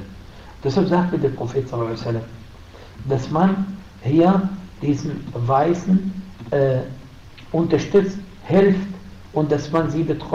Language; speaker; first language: German; non-native, fluent; Arabic